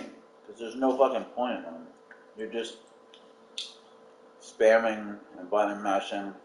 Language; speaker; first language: English; native; English